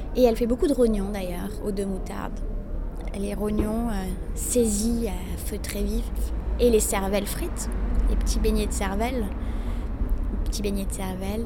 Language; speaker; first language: French; non-native, local second language; Arabic